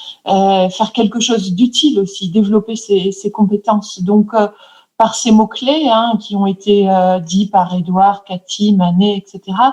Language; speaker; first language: French; native; French